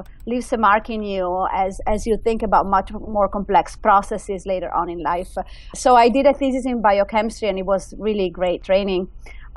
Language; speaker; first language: English; non-native, fluent; Italian